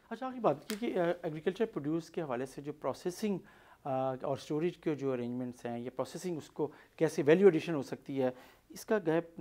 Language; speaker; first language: Urdu; non-native, local second language; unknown